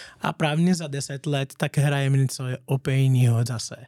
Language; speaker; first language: Czech; non-native, learner; Portuguese